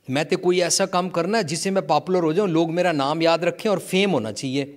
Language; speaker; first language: Hindi; non-native, local second language; Punjabi